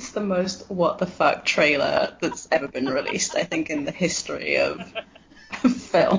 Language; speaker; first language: English; native; English